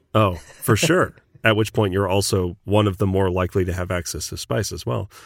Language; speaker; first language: English; native; English